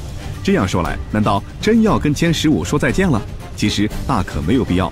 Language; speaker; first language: Chinese; native; Chinese